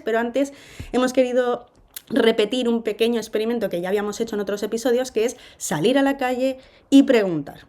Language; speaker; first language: Spanish; native; Spanish